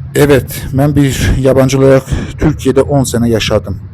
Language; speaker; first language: Turkish; non-native, fluent; Persian